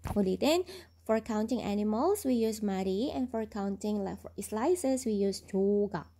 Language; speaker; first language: English; non-native, local second language; Filipino